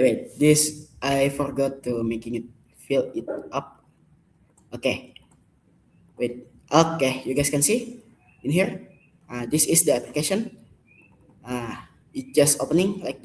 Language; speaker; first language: English; non-native, learner; Indonesian